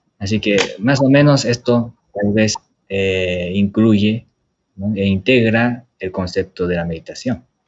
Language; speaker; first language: Spanish; non-native, fluent; Japanese